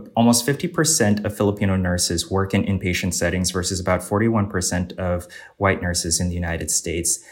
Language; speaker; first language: English; native; English